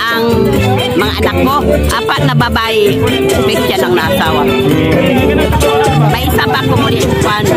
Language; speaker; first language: Filipino; non-native, local second language; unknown